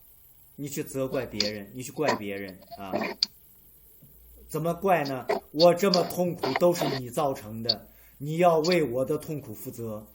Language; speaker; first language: Chinese; native; Chinese